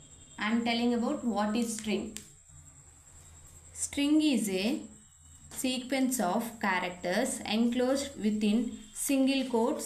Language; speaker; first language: English; non-native, local second language; Telugu